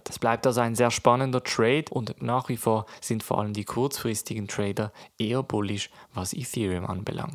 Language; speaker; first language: German; native; German